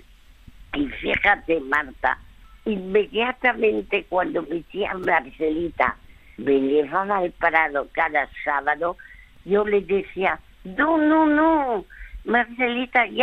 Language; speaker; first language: Spanish; early bilingual, other home language; French